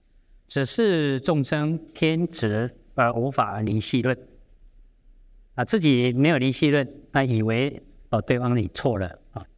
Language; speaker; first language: Chinese; native; Chinese